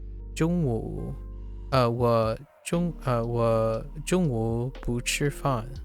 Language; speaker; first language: Chinese; non-native, learner; English